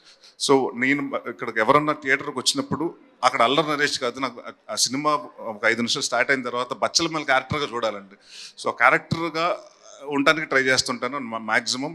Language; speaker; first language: Telugu; native; Telugu